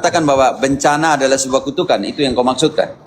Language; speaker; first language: Indonesian; native; Indonesian